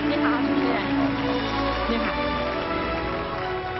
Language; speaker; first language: Chinese; native; Chinese